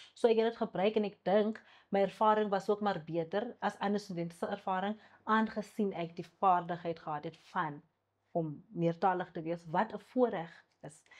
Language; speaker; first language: Afrikaans; non-native, local second language; Xhosa